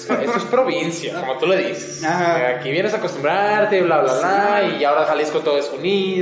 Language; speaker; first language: Spanish; native; Spanish